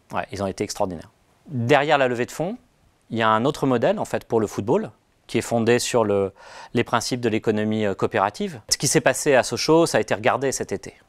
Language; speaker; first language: French; native; French